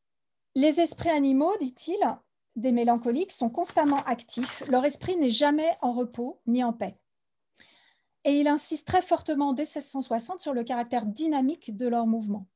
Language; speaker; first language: French; native; French